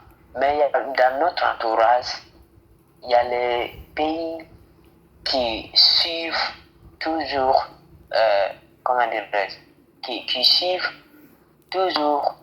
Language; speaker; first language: French; non-native, fluent; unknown